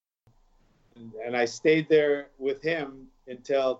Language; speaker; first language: English; native; English